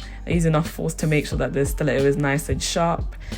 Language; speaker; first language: English; native; English